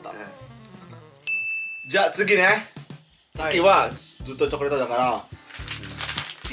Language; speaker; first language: Japanese; non-native, fluent; Indonesian